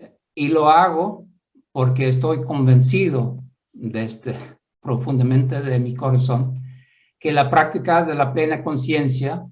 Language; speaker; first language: Spanish; non-native, fluent; Dutch